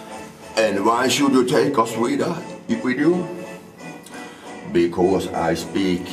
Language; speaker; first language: English; non-native, learner; Swedish